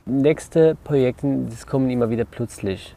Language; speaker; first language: German; non-native, learner; Kurdish